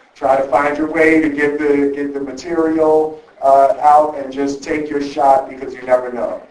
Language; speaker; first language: English; native; English